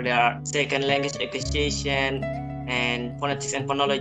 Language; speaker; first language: English; non-native, fluent; Indonesian